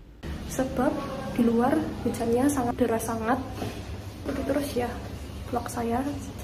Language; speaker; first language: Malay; non-native, learner; Indonesian